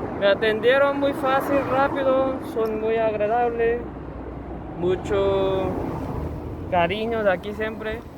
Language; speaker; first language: Spanish; non-native, fluent; Korean